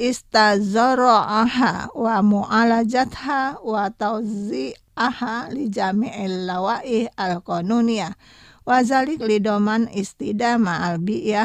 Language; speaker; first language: Arabic; non-native, fluent; Indonesian